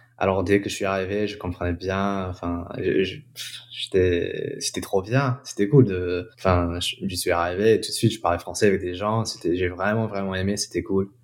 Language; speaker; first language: French; non-native, fluent; English